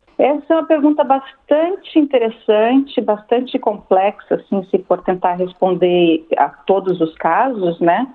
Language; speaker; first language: Portuguese; native; Portuguese